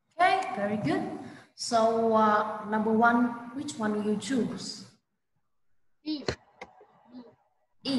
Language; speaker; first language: English; non-native, fluent; Vietnamese